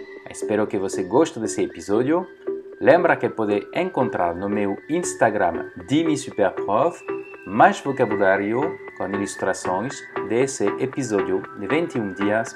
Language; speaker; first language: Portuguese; non-native, fluent; French